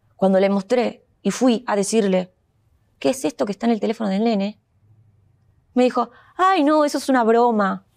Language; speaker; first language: Spanish; native; Spanish